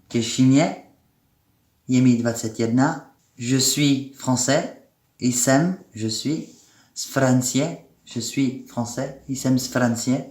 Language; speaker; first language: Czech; non-native, fluent; French